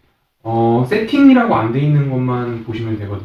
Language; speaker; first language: Korean; native; Korean